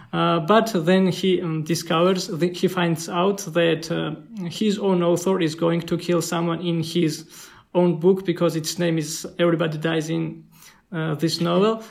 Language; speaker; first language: English; non-native, fluent; Georgian